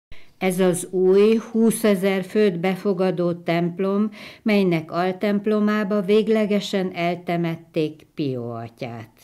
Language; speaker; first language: Hungarian; native; Hungarian